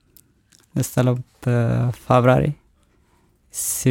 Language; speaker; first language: Swedish; non-native, learner; Oromo